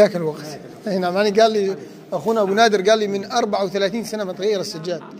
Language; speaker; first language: Arabic; native; Arabic